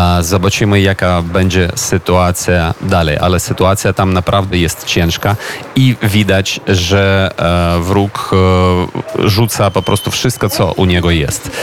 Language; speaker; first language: Polish; non-native, fluent; Ukrainian